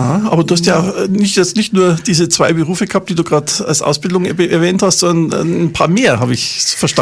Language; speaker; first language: German; native; German